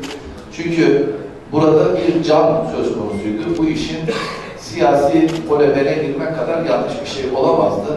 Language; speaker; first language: Turkish; native; Turkish